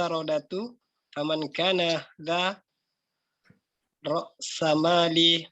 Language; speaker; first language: Arabic; non-native, learner; Indonesian